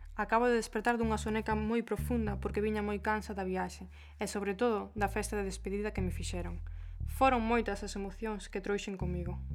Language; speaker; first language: Galician; early bilingual, heritage; Galician